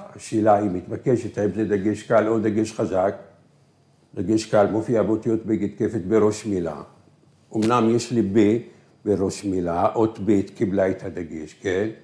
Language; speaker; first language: Hebrew; non-native, local second language; Arabic